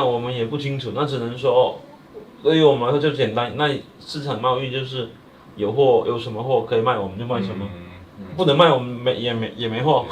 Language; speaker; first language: Chinese; native; Chinese